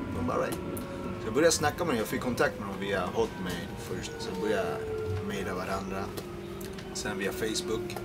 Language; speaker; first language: Swedish; early bilingual, other home language; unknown